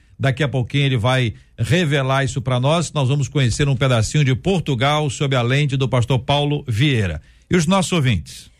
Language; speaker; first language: Portuguese; native; Portuguese